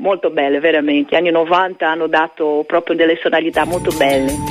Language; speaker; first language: Italian; non-native, fluent; Portuguese